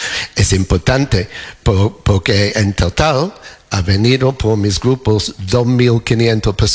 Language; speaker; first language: Spanish; non-native, learner; English